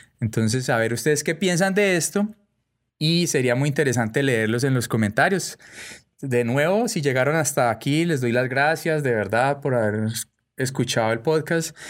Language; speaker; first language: Spanish; native; Spanish